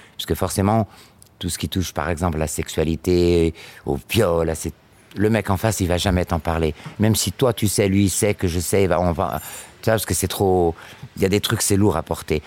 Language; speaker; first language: French; native; French